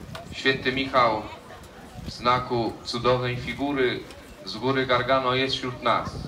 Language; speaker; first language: Polish; native; Polish